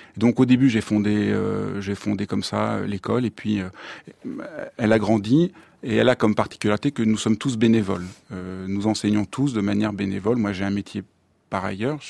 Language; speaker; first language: French; native; French